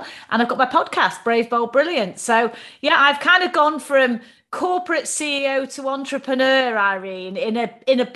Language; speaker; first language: English; native; English